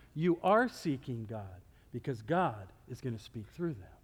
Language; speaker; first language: English; native; English